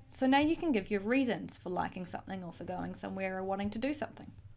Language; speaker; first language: English; native; English